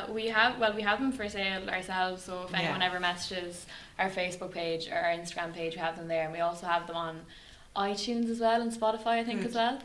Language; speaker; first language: English; native; English